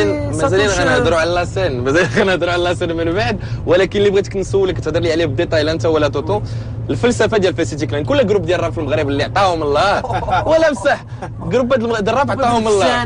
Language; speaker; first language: Arabic; native; Arabic